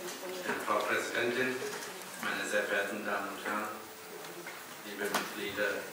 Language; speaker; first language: German; early bilingual, other home language; Kurdish